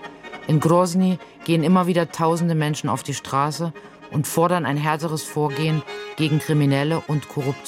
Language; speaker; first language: German; native; German